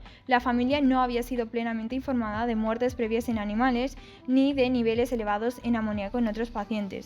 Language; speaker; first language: Spanish; native; Spanish